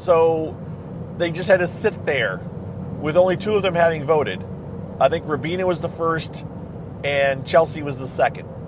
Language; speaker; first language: English; native; English